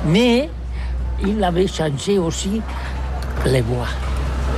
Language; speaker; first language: French; non-native, learner; Catalan